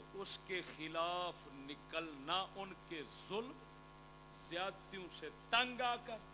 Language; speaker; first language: Urdu; non-native, local second language; Punjabi